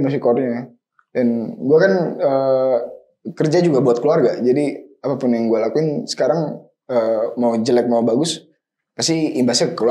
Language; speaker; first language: Indonesian; native; Indonesian